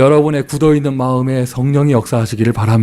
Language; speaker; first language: Korean; native; Korean